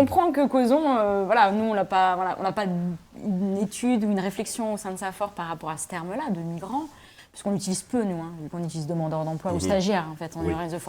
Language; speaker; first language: French; native; French